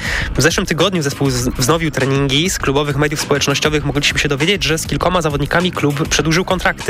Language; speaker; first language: Polish; native; Polish